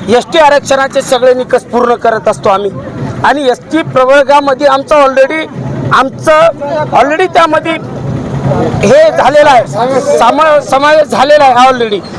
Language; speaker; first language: Marathi; non-native, local second language; Lambadi